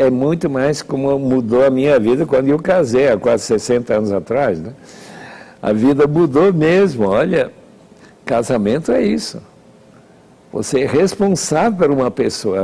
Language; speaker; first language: Portuguese; non-native, fluent; English